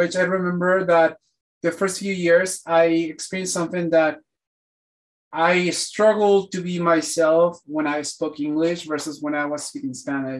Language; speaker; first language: English; non-native, fluent; Spanish